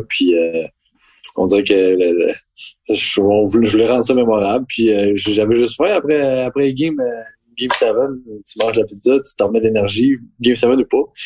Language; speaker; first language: French; native; French